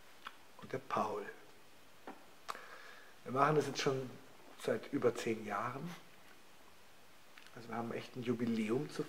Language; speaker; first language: German; native; German